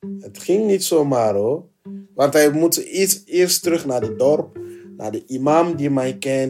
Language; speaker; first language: Dutch; non-native, learner; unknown